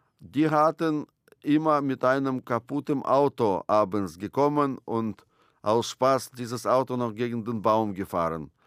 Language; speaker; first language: German; non-native, fluent; Russian